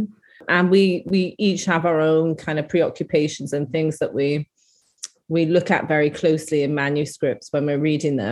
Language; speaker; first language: English; native; English